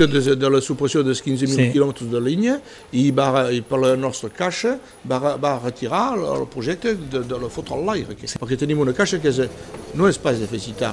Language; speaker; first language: Catalan; early bilingual, heritage; Catalan